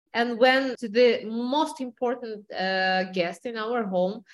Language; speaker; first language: English; non-native, fluent; Russian